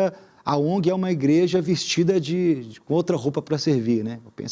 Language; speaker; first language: Portuguese; native; Portuguese